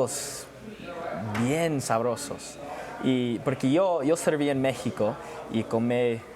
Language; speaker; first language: Spanish; non-native, fluent; English